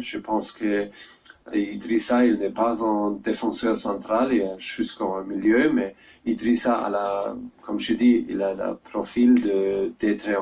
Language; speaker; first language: French; non-native, learner; German